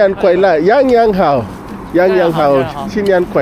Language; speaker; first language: Chinese; non-native, learner; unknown